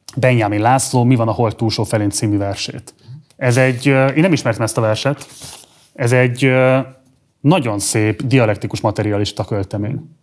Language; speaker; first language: Hungarian; native; Hungarian